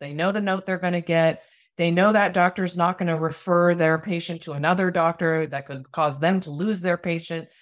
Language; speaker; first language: English; early bilingual, other home language; Hindi